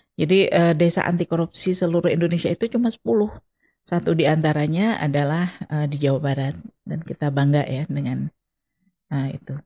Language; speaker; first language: Indonesian; non-native, local second language; Sundanese